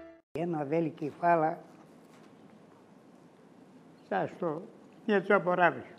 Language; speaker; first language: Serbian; non-native, local second language; Greek